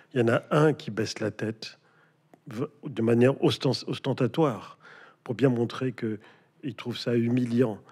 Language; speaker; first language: French; native; French